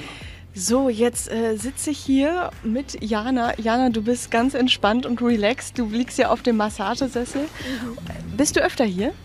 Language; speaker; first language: German; native; German